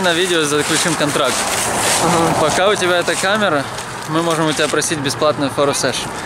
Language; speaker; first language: Russian; native; Russian